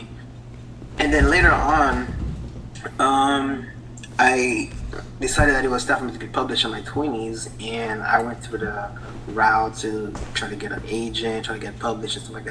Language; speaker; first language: English; non-native, fluent; Haitian Creole